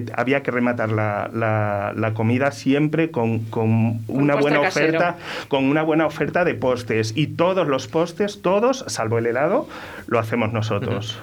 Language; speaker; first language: Spanish; native; Spanish